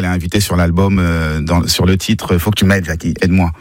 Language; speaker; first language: French; native; French